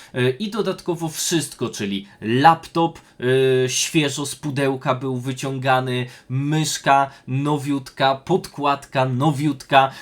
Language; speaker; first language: Polish; native; Polish